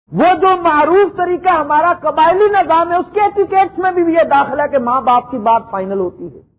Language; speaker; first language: Urdu; native; Urdu